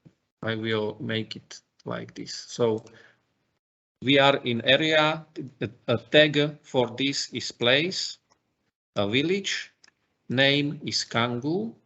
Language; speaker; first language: English; non-native, fluent; Slovak